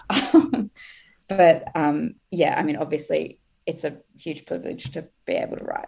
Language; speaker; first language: English; native; English